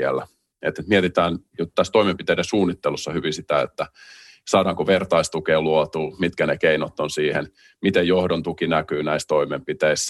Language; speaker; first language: Finnish; native; Finnish